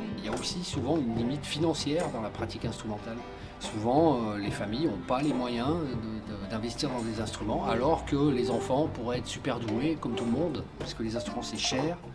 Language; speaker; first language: French; native; French